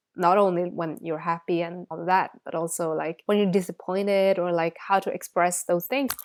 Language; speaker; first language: English; non-native, fluent; Bangla